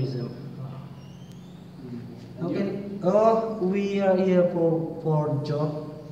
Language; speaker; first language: English; non-native, learner; Indonesian